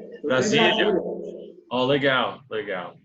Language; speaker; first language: Portuguese; non-native, learner; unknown